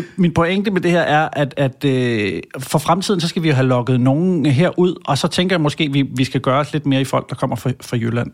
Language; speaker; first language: Danish; native; Danish